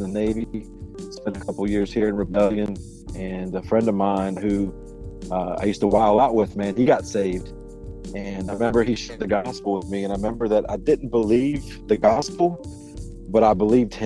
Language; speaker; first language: English; native; English